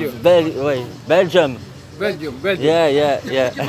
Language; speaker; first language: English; non-native, learner; French